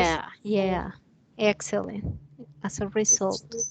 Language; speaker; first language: English; non-native, learner; Spanish